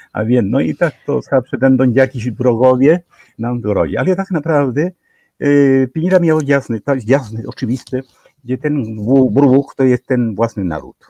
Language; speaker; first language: Polish; non-native, fluent; Spanish